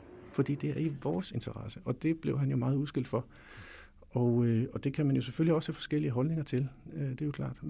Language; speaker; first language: Danish; native; Danish